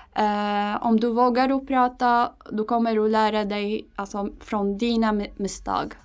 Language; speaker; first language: Swedish; non-native, fluent; Arabic